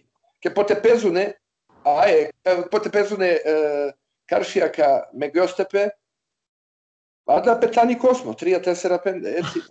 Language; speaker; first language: Greek; non-native, learner; Serbian